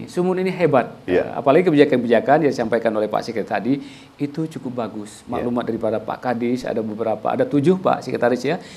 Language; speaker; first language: Indonesian; native; Indonesian